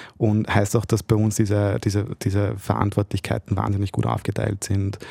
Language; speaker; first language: German; early bilingual, other home language; Bosnian